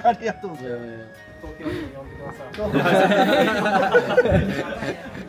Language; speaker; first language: Japanese; non-native, fluent; French